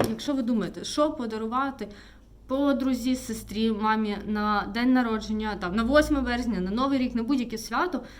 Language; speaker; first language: Ukrainian; non-native, local second language; Russian